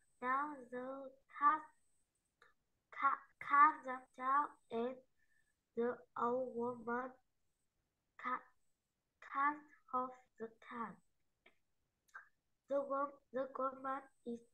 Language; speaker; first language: English; non-native, learner; Vietnamese